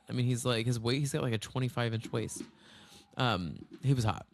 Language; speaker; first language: English; native; English